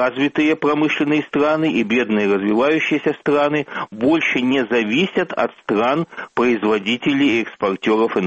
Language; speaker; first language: Russian; native; Russian